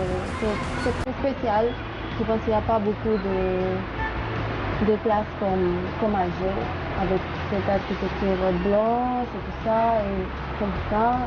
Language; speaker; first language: French; non-native, learner; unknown